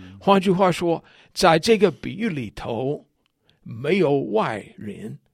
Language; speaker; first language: Chinese; non-native, fluent; English